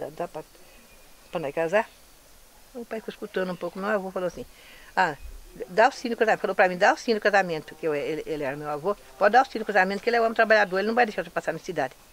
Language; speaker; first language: Portuguese; native; Portuguese